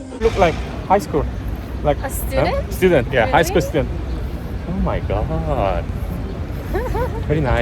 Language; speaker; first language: English; non-native, learner; Korean